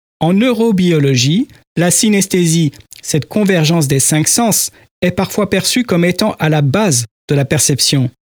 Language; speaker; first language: French; native; French